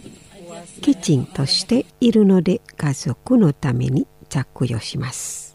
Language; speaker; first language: Japanese; non-native, learner; Indonesian